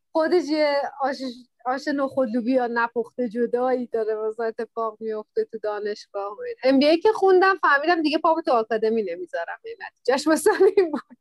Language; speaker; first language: Persian; native; Persian